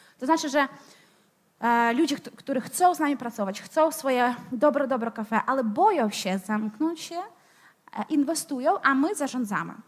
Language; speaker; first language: Polish; non-native, fluent; Ukrainian